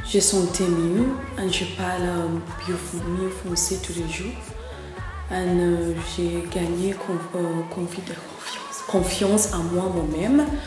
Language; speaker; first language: French; non-native, learner; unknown